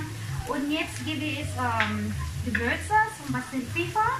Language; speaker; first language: German; non-native, learner; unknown